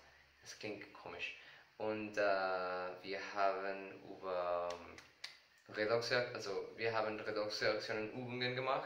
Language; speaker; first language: German; non-native, learner; Spanish